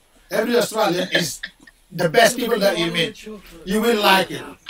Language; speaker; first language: English; non-native, fluent; Indonesian